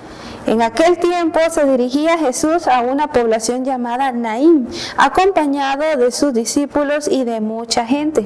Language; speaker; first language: Spanish; native; Spanish